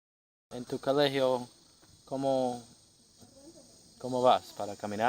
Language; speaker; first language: Spanish; non-native, learner; English